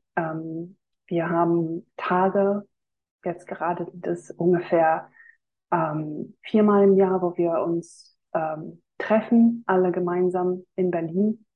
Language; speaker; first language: German; non-native, fluent; Finnish